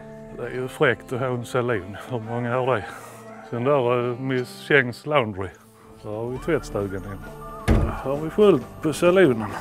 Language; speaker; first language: Swedish; native; Swedish